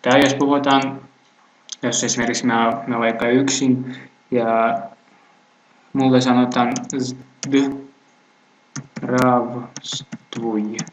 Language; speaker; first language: Finnish; non-native, fluent; Russian